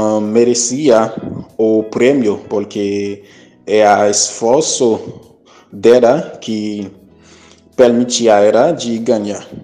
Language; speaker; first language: Portuguese; non-native, fluent; Haitian Creole